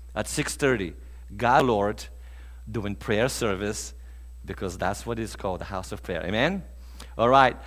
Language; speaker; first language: English; non-native, fluent; Bulgarian